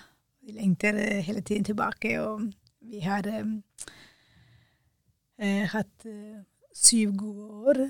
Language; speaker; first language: Norwegian; non-native, fluent; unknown